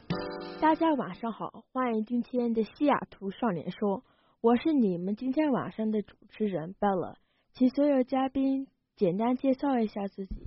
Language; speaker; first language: Chinese; early bilingual, heritage; Chinese